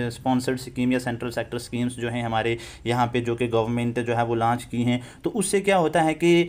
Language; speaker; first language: Hindi; non-native, local second language; Kashmiri